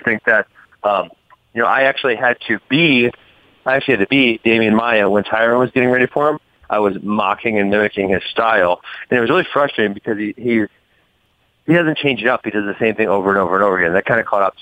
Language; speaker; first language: English; native; English